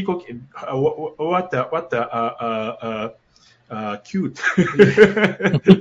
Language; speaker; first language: English; non-native, learner; Japanese